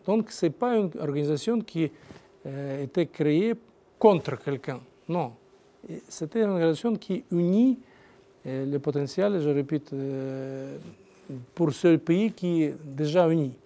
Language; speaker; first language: French; non-native, learner; Russian